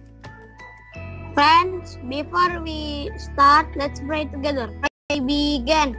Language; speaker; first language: English; non-native, learner; Indonesian